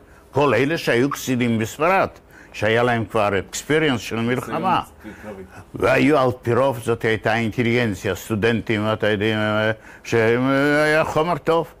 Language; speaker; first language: Hebrew; non-native, fluent; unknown